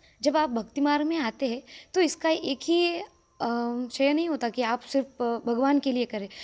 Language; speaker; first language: Hindi; non-native, local second language; Marathi